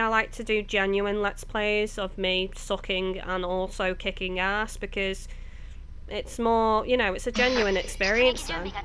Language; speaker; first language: English; native; English